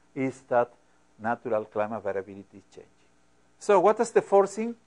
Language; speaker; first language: English; non-native, fluent; Spanish